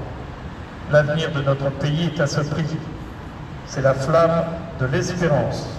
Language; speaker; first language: French; native; French